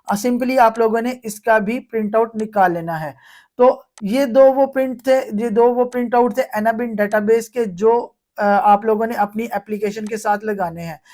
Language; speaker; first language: Urdu; non-native, local second language; Punjabi